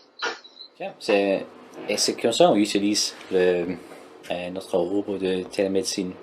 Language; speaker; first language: French; non-native, learner; English